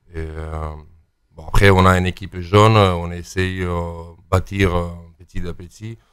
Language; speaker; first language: French; non-native, fluent; Georgian